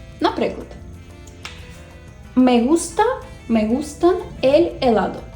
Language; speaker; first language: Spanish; non-native, fluent; Ukrainian